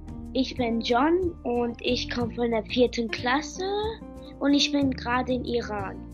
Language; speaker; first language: German; early bilingual, heritage; German